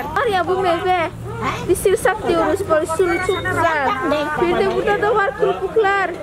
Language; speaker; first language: Turkish; non-native, learner; Javanese